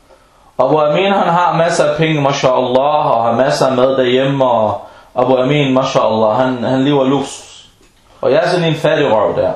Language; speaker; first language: Danish; non-native, local second language; Arabic